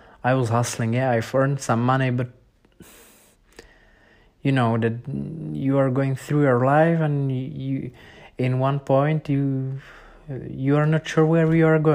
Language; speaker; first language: English; non-native, fluent; Czech